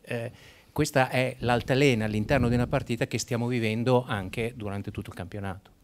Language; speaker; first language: Italian; native; Italian